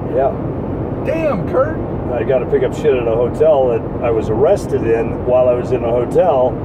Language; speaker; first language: English; native; English